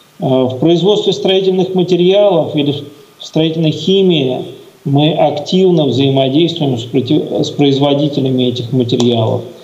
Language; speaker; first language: Russian; native; Russian